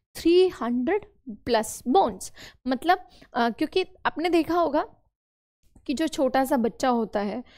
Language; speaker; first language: Hindi; native; Hindi